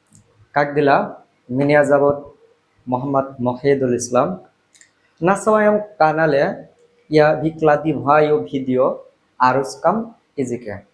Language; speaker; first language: Russian; non-native, learner; Bangla